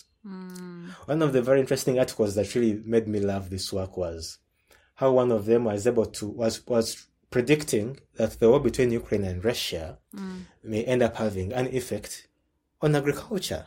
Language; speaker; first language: English; non-native, local second language; Ganda